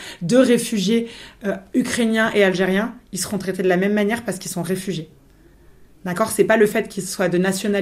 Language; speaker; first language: French; native; French